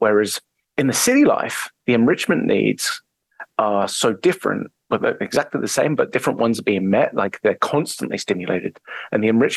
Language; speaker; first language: English; native; English